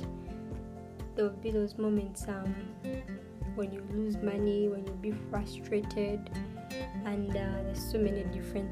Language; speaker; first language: English; non-native, local second language; Ganda